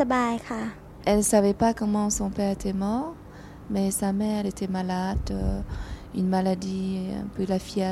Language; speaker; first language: French; non-native, fluent; Thai